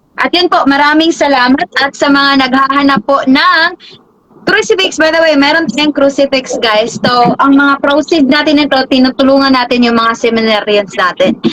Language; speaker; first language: Filipino; non-native, local second language; Cebuano